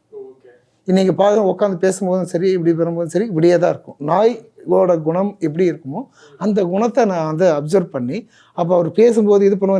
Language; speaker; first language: Tamil; native; Tamil